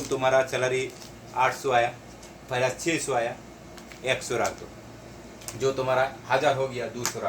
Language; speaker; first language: Hindi; non-native, learner; Bangla